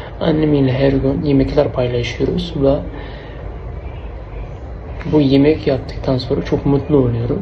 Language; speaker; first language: Turkish; non-native, learner; Uzbek